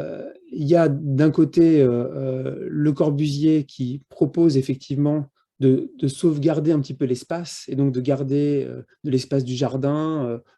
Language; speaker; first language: French; native; French